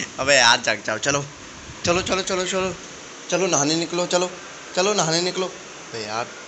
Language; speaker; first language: Hindi; native; Hindi